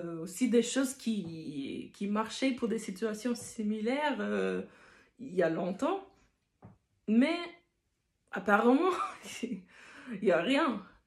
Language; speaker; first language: French; non-native, fluent; English